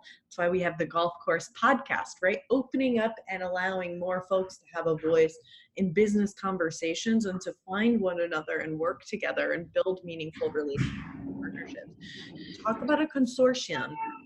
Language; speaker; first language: English; native; English